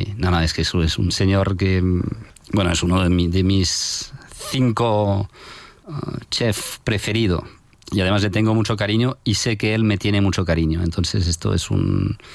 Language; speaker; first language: Spanish; non-native, fluent; French